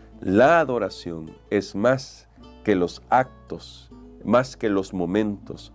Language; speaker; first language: Spanish; native; Spanish